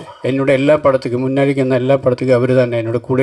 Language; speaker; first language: Tamil; non-native, learner; Malayalam